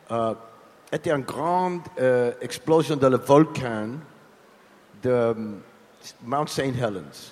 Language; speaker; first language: French; non-native, learner; English